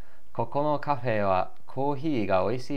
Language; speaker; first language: Japanese; non-native, learner; English